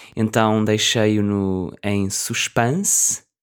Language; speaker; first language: Portuguese; native; Portuguese